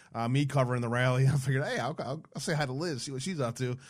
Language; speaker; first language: English; native; English